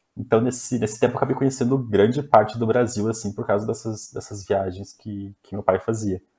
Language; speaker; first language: Portuguese; native; Portuguese